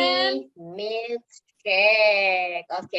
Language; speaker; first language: English; non-native, fluent; Indonesian